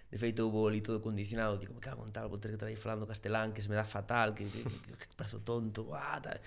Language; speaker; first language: Galician; native; Galician